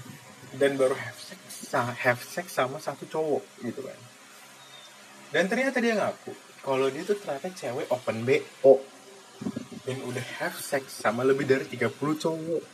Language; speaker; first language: Indonesian; native; Indonesian